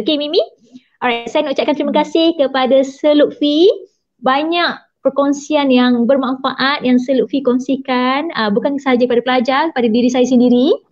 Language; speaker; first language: Malay; native; Malay